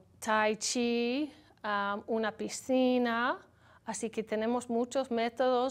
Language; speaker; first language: Spanish; non-native, learner; English